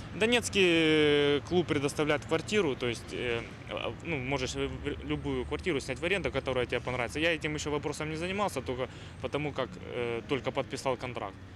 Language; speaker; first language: Russian; native; Russian